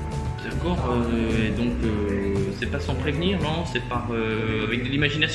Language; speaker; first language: French; native; French